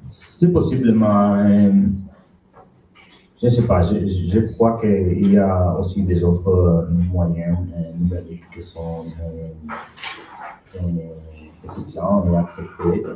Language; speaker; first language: French; non-native, learner; Spanish